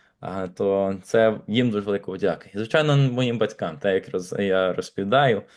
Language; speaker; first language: Ukrainian; native; Ukrainian